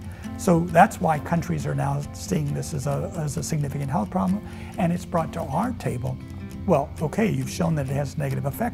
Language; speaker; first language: English; native; English